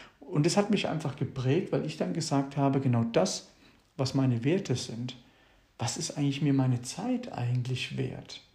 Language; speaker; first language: German; early bilingual, other home language; Italian